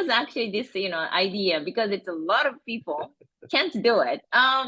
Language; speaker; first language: English; non-native, fluent; Japanese